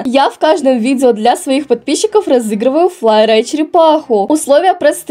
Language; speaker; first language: Russian; native; Russian